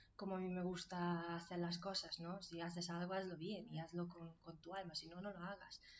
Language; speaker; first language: Spanish; non-native, fluent; Hungarian